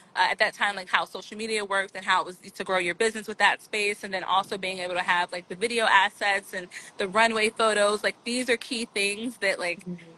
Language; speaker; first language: English; native; English